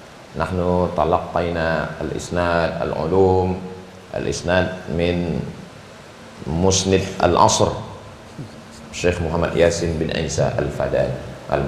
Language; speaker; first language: Arabic; non-native, fluent; Indonesian